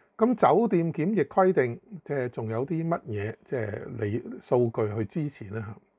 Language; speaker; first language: Chinese; non-native, local second language; Cantonese